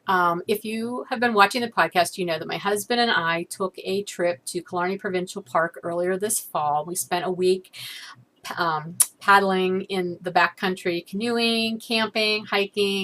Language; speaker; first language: English; native; English